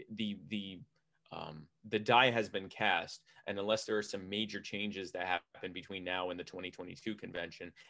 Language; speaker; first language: English; native; English